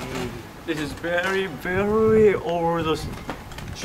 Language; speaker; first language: English; non-native, learner; Japanese